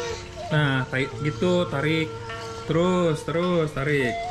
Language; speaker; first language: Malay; non-native, local second language; Sundanese